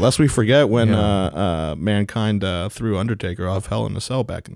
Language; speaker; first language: English; native; English